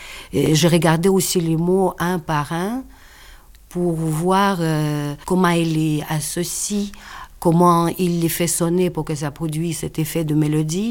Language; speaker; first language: French; non-native, fluent; Russian